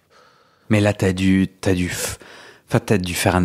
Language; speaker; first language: French; native; French